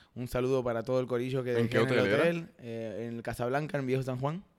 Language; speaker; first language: Spanish; native; Spanish